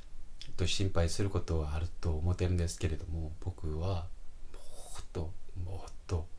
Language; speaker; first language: Japanese; non-native, fluent; Korean